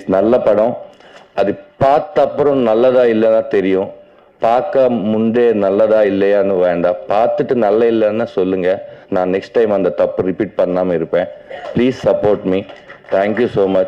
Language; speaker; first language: Tamil; non-native, learner; Telugu